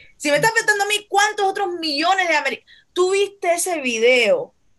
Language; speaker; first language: Spanish; early bilingual, heritage; Spanish